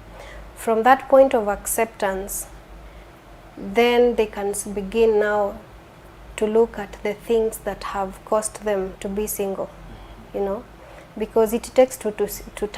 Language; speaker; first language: English; non-native, local second language; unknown